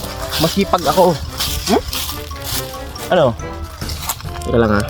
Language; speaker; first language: Filipino; non-native, local second language; Cebuano